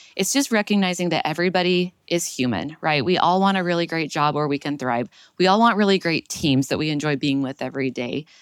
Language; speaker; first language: English; native; English